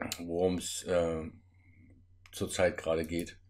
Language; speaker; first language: German; native; German